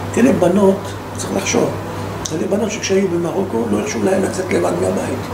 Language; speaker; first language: Hebrew; non-native, fluent; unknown